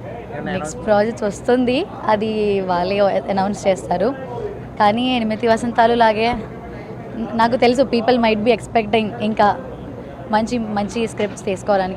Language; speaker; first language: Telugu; non-native, learner; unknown